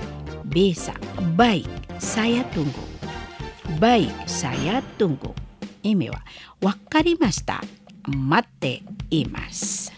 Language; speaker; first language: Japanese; non-native, fluent; Indonesian